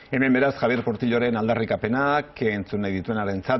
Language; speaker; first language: Basque; native; Basque